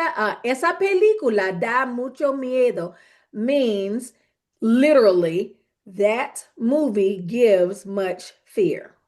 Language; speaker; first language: Spanish; non-native, fluent; English